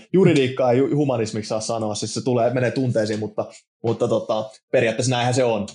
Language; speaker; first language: Finnish; native; Finnish